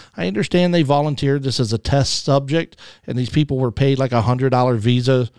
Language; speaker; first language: English; native; English